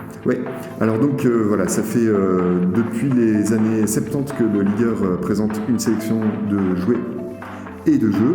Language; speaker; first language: French; native; French